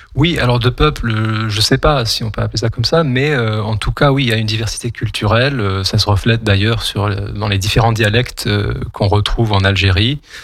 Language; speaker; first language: French; non-native, local second language; Kabyle